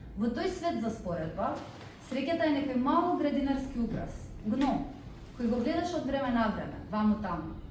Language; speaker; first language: Macedonian; early bilingual, heritage; Macedonian